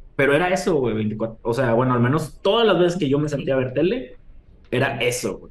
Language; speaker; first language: Spanish; native; Spanish